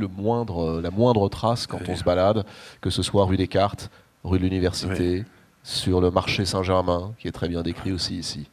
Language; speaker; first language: French; native; French